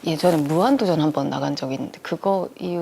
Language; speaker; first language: Korean; native; Korean